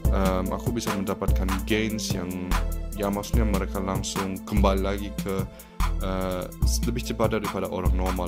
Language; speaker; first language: Indonesian; early bilingual, heritage; Indonesian